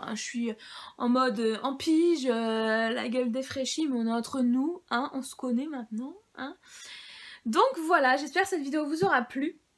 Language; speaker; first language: French; native; French